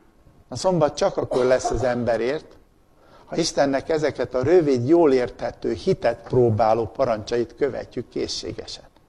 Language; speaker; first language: Hungarian; native; Hungarian